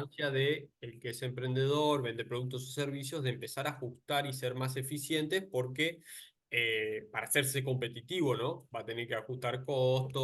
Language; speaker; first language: Spanish; native; Spanish